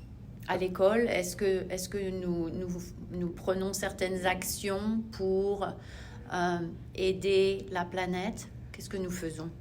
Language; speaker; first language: French; non-native, fluent; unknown